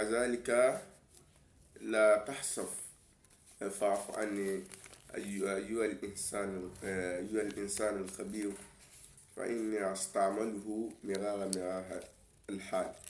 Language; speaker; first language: Arabic; non-native, learner; Yoruba